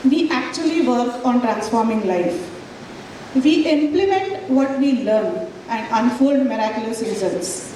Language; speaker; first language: English; non-native, local second language; Marathi